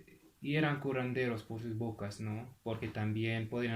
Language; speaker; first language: Spanish; non-native, fluent; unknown